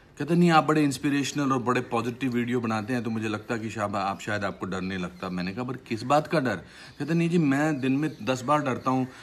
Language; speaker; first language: Hindi; native; Hindi